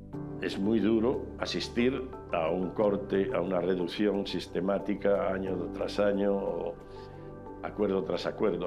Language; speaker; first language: Spanish; native; Spanish